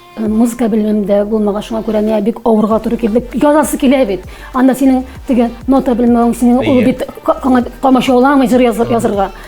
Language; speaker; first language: Tatar; native; Tatar